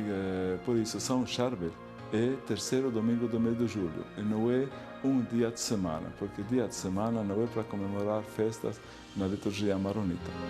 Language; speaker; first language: Portuguese; non-native, fluent; Arabic